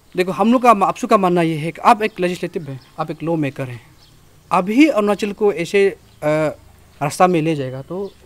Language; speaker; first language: Hindi; non-native, local second language; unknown